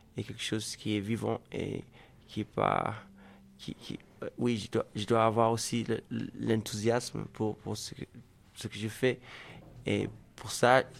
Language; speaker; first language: French; non-native, fluent; German